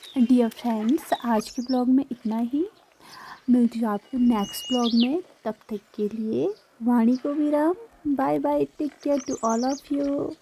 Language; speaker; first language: Hindi; non-native, local second language; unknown